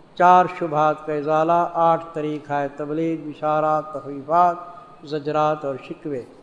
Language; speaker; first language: Urdu; non-native, local second language; Saraiki